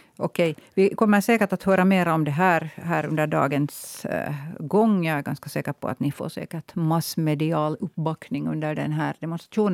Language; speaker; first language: Swedish; native; Swedish